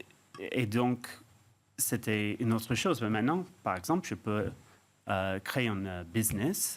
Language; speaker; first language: French; non-native, fluent; English